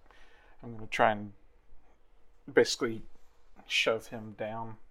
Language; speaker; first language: English; native; English